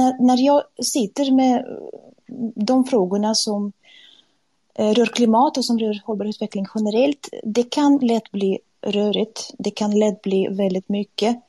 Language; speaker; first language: Swedish; non-native, fluent; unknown